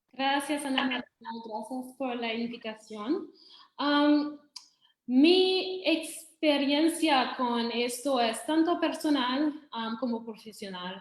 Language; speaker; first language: Spanish; non-native, fluent; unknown